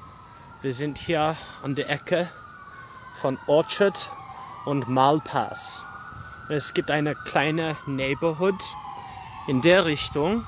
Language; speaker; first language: German; non-native, fluent; English